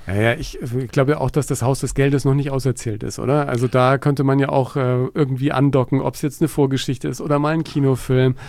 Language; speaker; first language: German; native; German